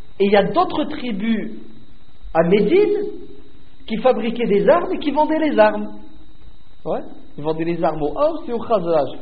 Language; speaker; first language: French; native; French